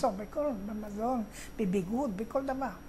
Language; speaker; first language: Hebrew; non-native, fluent; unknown